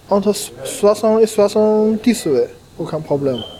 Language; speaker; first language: French; non-native, learner; Chinese